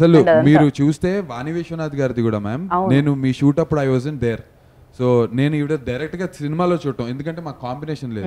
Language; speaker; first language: Telugu; native; Telugu